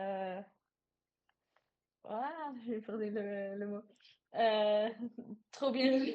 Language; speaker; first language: French; non-native, learner; Dutch